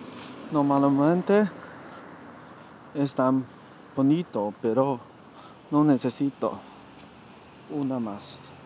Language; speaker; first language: Spanish; non-native, learner; English